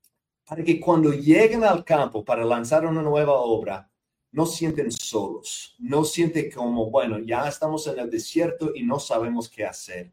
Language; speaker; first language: Spanish; non-native, fluent; English